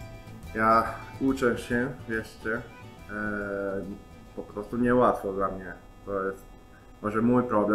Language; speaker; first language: Polish; non-native, learner; Italian